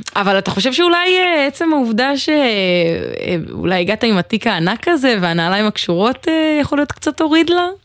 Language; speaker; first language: Hebrew; native; Hebrew